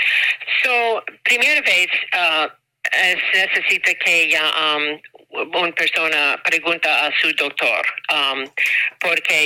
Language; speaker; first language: Spanish; non-native, learner; English